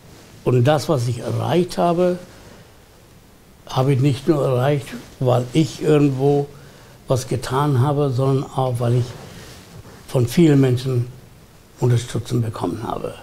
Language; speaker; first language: German; non-native, fluent; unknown